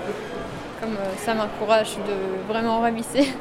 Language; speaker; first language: French; non-native, fluent; Spanish